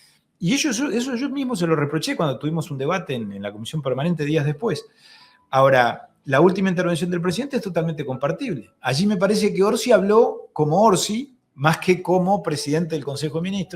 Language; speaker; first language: Spanish; native; Spanish